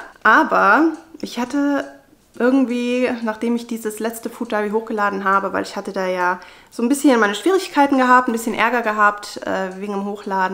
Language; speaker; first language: German; native; German